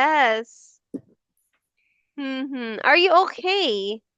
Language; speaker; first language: English; non-native, fluent; Filipino